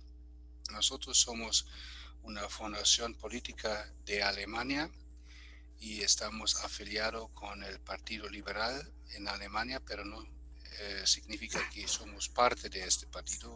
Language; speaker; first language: Spanish; non-native, fluent; German